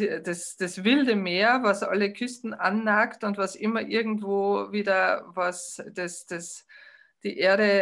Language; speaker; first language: German; native; German